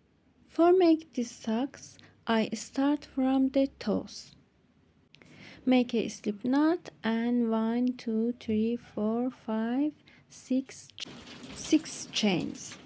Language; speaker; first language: English; non-native, learner; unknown